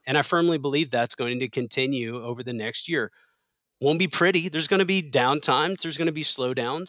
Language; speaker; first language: English; native; English